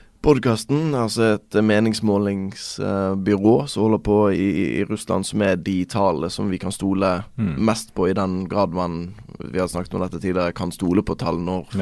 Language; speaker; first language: Norwegian; native; Norwegian